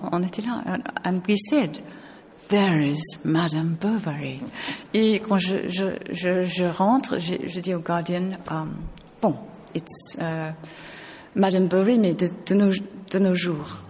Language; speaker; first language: French; non-native, fluent; English